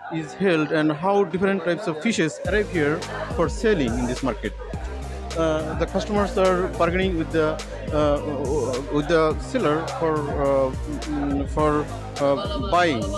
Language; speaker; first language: English; non-native, learner; Bangla